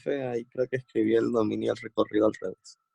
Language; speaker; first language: Spanish; native; Spanish